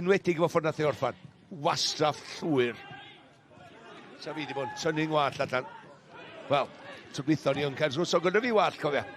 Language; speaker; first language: Welsh; native; Welsh